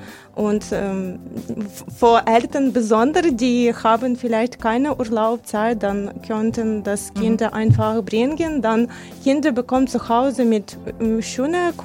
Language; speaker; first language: German; non-native, learner; Ukrainian